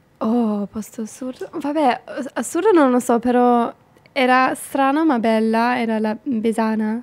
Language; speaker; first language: Italian; non-native, fluent; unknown